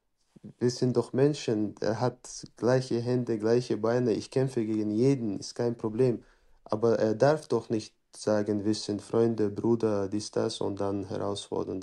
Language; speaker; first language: German; non-native, fluent; Chechen